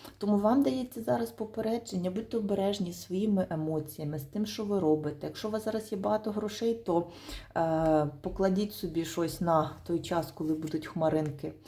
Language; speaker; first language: Ukrainian; non-native, local second language; Russian